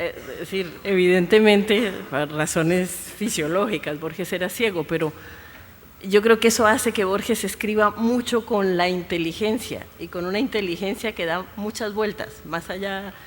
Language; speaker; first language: Spanish; native; Spanish